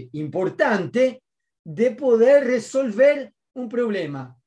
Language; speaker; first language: Spanish; native; Spanish